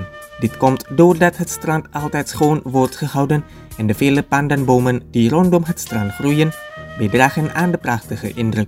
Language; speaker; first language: Dutch; non-native, fluent; Indonesian